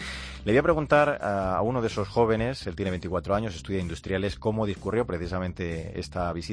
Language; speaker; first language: Spanish; native; Spanish